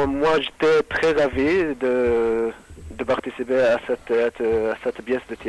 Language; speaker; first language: French; non-native, learner; Arabic